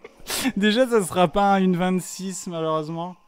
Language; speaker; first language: French; native; French